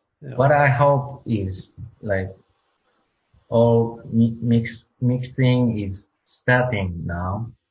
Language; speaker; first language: English; non-native, learner; Japanese